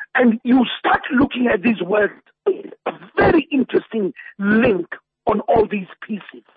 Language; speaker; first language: English; non-native, local second language; Zulu